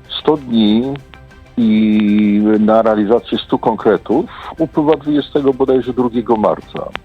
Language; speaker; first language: Polish; native; Polish